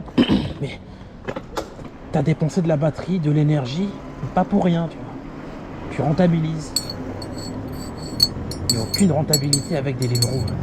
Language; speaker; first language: French; native; French